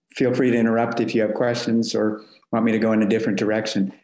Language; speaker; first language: English; native; English